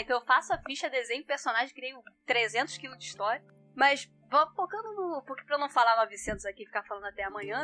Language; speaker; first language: Portuguese; native; Portuguese